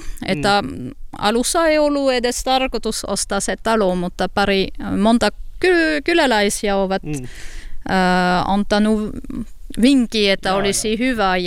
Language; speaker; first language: Finnish; non-native, learner; French